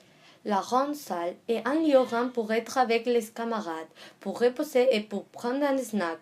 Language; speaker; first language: French; non-native, learner; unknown